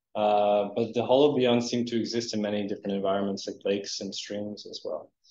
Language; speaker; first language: English; native; English